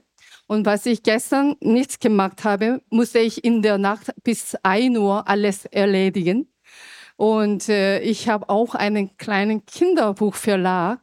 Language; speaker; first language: German; non-native, fluent; Korean